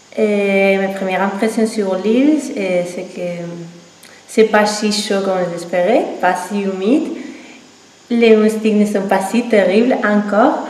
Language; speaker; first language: French; non-native, fluent; Spanish